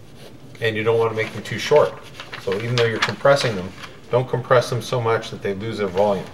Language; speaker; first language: English; native; English